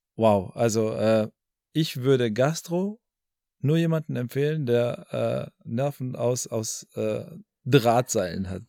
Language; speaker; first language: German; early bilingual, other home language; Albanian